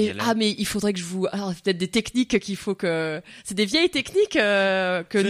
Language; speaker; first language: French; native; French